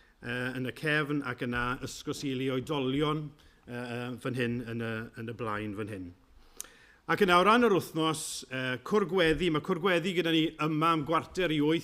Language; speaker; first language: Welsh; native; Welsh